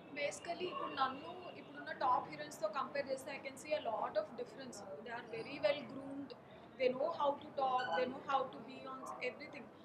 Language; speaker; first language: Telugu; non-native, local second language; Marathi